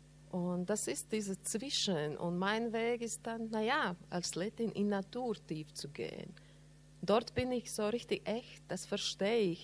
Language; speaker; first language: German; non-native, learner; Latvian